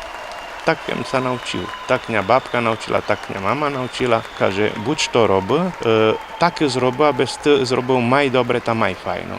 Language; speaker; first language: Ukrainian; early bilingual, heritage; Rusyn